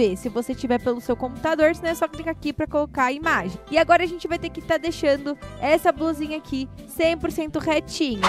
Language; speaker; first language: Portuguese; native; Portuguese